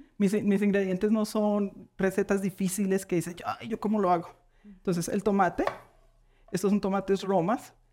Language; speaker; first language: Spanish; native; Spanish